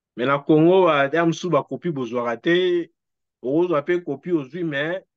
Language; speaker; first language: French; non-native, local second language; Lingala